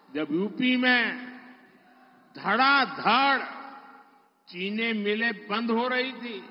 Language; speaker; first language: Hindi; non-native, local second language; Gujarati